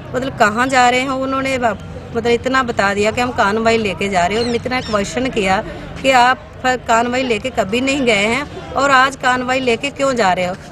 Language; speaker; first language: Hindi; non-native, local second language; Punjabi